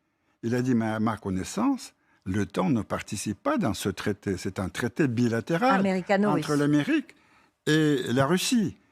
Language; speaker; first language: French; non-native, fluent; Russian